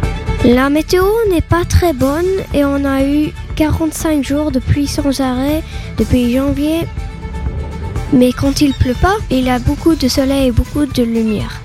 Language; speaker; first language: French; non-native, learner; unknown